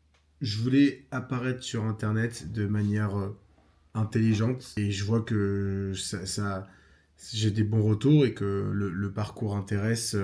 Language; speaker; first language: French; native; French